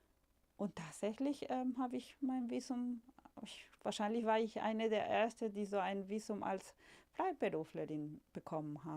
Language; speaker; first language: German; non-native, fluent; Spanish